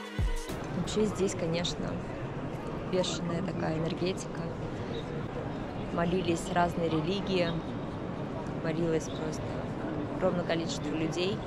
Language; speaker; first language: Russian; native; Russian